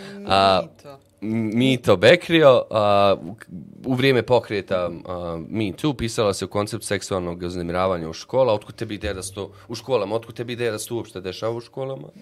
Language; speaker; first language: Bosnian; native; Bosnian